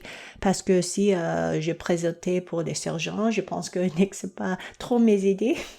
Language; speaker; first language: French; non-native, local second language; English